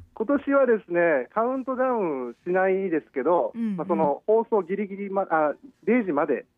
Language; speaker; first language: Japanese; native; Japanese